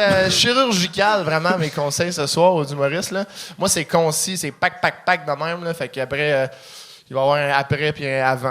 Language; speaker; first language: French; native; French